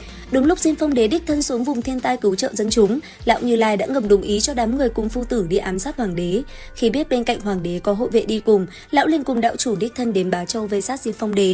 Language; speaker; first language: Vietnamese; native; Vietnamese